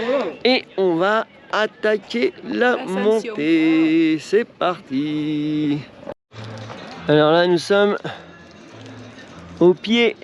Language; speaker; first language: French; native; French